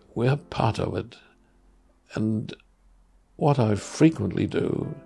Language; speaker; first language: English; native; English